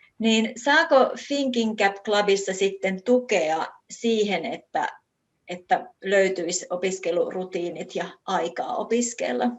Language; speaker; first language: Finnish; native; Finnish